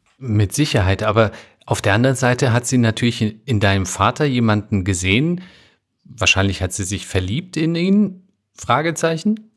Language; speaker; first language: German; native; German